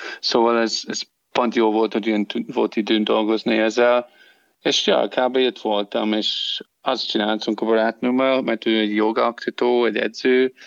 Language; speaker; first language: Hungarian; non-native, learner; English